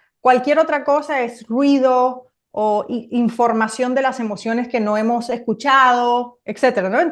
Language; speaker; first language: Spanish; native; Spanish